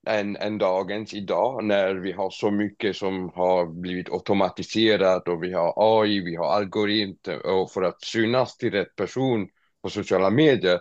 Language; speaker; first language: Swedish; non-native, fluent; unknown